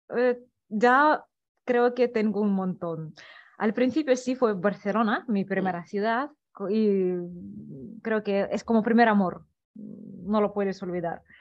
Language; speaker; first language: Spanish; non-native, fluent; Russian